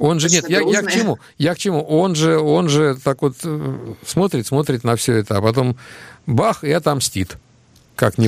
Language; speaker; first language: Russian; native; Russian